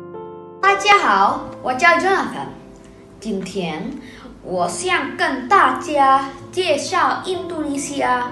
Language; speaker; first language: Chinese; non-native, learner; Indonesian